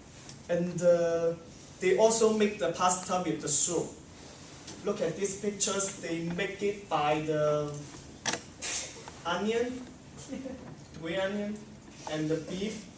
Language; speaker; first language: English; non-native, learner; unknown